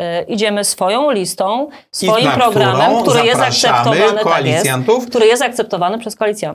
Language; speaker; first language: Polish; native; Polish